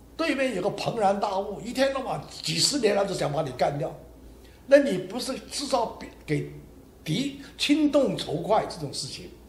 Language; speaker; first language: Chinese; non-native, local second language; Hakka Chinese